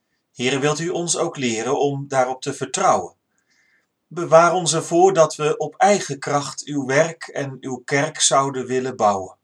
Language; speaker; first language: Dutch; native; Dutch